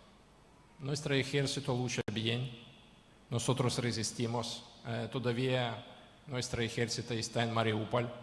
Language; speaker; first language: Spanish; non-native, fluent; Ukrainian